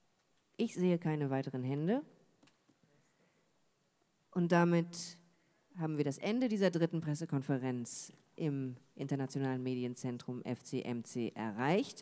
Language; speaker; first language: German; native; German